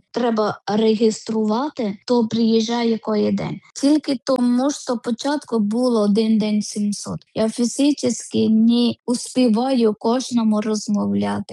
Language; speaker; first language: Ukrainian; non-native, learner; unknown